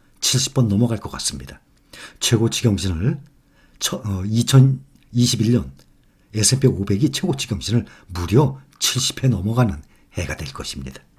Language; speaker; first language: Korean; native; Korean